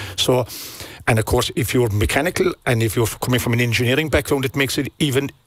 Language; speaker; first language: English; native; English